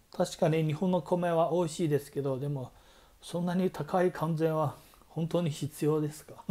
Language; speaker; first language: Japanese; non-native, fluent; Chinese